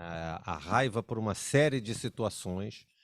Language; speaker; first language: Portuguese; native; Portuguese